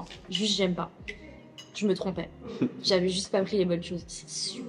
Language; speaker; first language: French; native; French